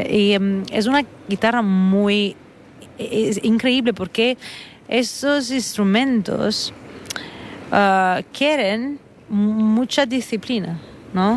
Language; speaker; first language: Spanish; non-native, fluent; Italian